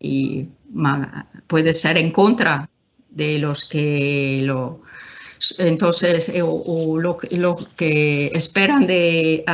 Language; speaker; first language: Spanish; non-native, fluent; Italian